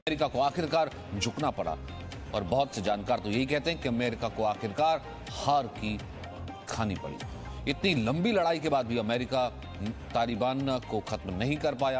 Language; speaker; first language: Hindi; native; Hindi